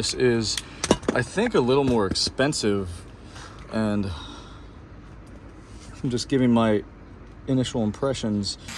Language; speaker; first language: English; native; English